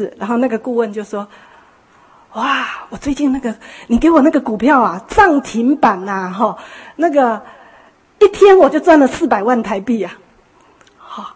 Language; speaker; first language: Chinese; native; Chinese